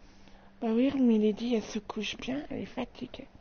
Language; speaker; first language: French; native; French